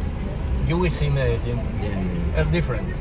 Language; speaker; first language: English; non-native, fluent; Spanish